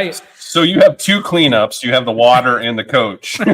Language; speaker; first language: English; native; English